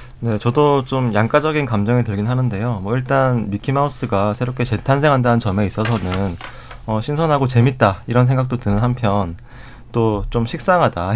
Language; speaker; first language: Korean; native; Korean